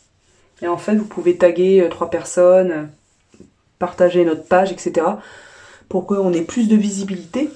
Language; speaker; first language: French; native; French